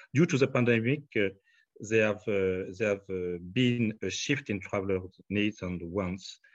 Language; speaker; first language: English; non-native, fluent; French